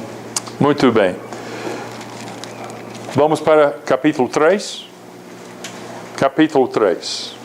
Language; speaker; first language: Portuguese; non-native, fluent; English